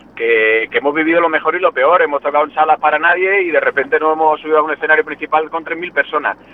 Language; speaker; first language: Spanish; native; Spanish